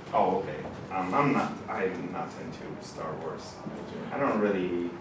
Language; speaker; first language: English; non-native, fluent; Turkish